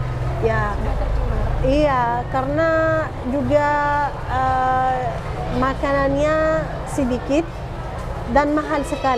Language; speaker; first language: Indonesian; non-native, fluent; Arabic